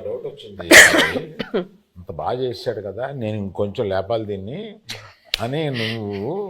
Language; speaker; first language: Telugu; native; Telugu